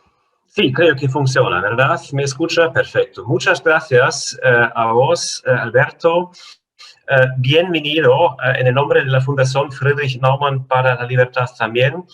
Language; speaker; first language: Spanish; non-native, fluent; German